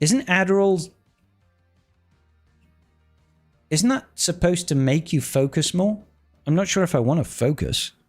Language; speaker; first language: English; native; English